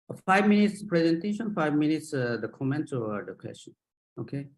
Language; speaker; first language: English; non-native, learner; Japanese